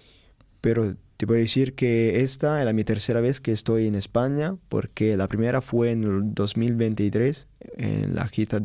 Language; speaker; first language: Spanish; non-native, learner; Italian